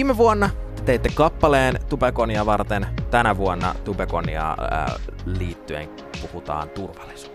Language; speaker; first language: Finnish; native; Finnish